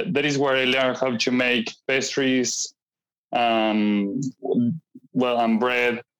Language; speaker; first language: English; non-native, fluent; Spanish